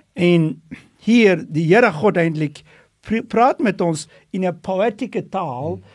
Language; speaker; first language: Afrikaans; non-native, fluent; Dutch